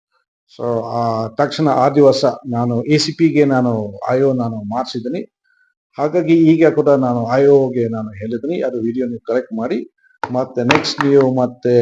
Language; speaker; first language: Kannada; non-native, learner; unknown